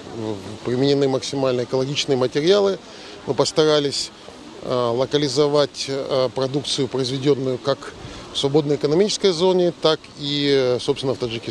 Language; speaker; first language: Russian; native; Russian